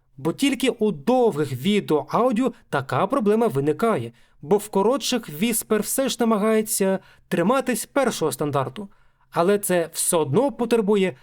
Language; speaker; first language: Ukrainian; native; Ukrainian